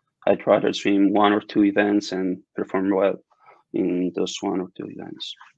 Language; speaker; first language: English; non-native, fluent; Italian